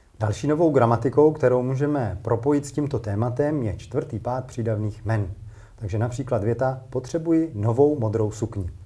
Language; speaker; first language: Czech; native; Czech